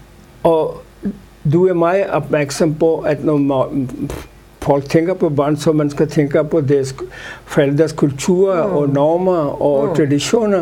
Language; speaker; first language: Danish; non-native, fluent; Urdu